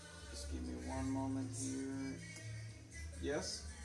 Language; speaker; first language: English; non-native, fluent; Spanish